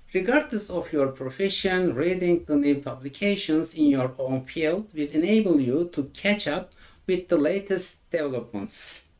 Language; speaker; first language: English; non-native, fluent; Turkish